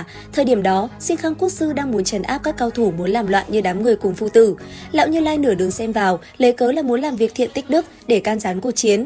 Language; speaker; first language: Vietnamese; native; Vietnamese